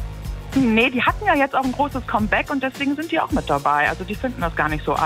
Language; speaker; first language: German; native; German